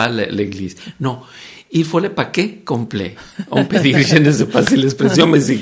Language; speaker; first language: French; non-native, fluent; Spanish